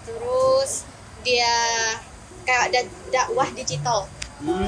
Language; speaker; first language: Indonesian; non-native, learner; Thai